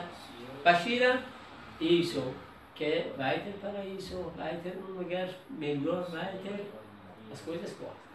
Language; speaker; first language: Portuguese; non-native, learner; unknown